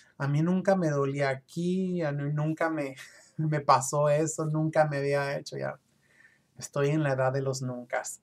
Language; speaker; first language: Spanish; early bilingual, other home language; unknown